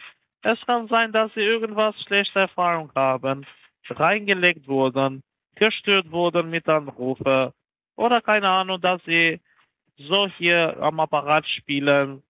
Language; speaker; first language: German; non-native, learner; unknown